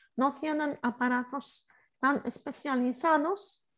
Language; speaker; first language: Spanish; non-native, fluent; Polish